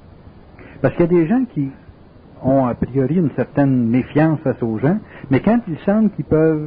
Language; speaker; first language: French; native; French